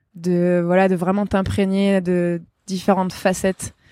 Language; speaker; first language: French; native; French